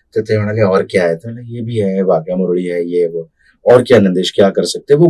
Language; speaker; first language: Hindi; non-native, local second language; Marathi